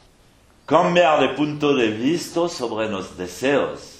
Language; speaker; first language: Spanish; non-native, fluent; French